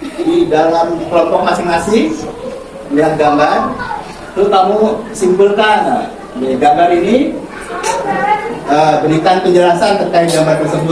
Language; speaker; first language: Indonesian; native; Indonesian